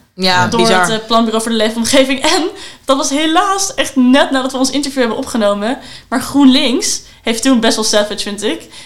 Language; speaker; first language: Dutch; native; Dutch